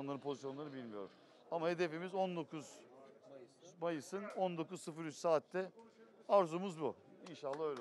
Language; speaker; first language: Turkish; native; Turkish